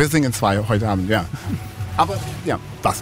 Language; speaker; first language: German; non-native, fluent; English